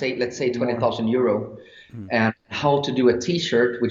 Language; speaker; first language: English; non-native, fluent; Swedish